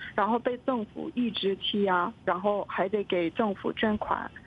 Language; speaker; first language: Chinese; non-native, fluent; Korean